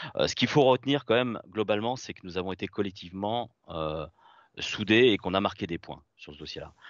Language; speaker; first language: French; native; French